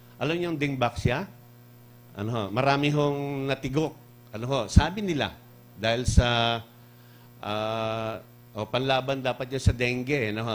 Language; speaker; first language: Filipino; non-native, local second language; Cebuano